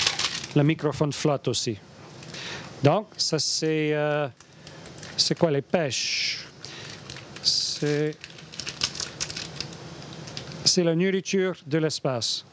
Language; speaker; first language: French; non-native, learner; English